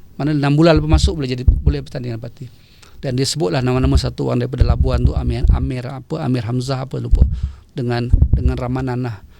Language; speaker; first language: Malay; native; Malay